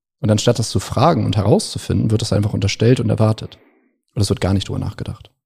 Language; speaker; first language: German; native; German